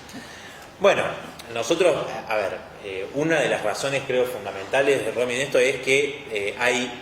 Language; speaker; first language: Spanish; native; Spanish